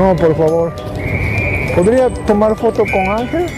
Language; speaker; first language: Spanish; non-native, learner; Japanese